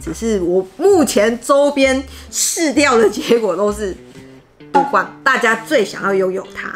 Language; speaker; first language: Chinese; native; Chinese